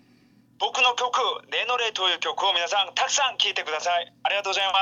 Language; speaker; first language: Japanese; non-native, learner; Korean